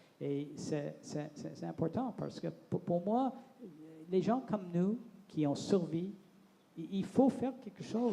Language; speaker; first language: French; non-native, local second language; English